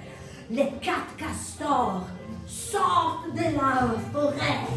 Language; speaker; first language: French; non-native, fluent; Italian